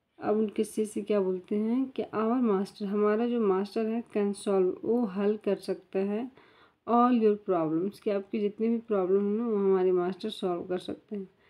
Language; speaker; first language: Hindi; native; Hindi